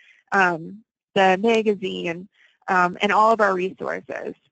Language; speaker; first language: English; native; English